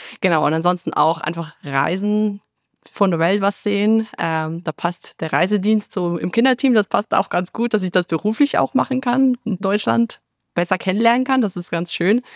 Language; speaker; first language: German; native; German